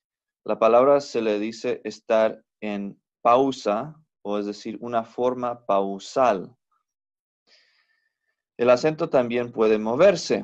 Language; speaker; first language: Spanish; non-native, fluent; English